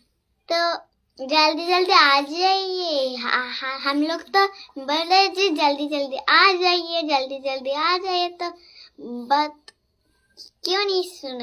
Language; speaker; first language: Hindi; non-native, local second language; Bangla